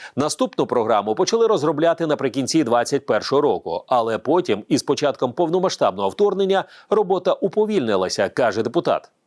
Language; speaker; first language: Ukrainian; native; Ukrainian